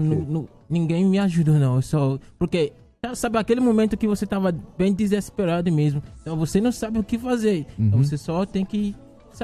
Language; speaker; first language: Portuguese; non-native, fluent; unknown